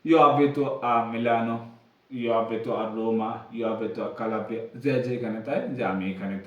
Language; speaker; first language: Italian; non-native, learner; Bangla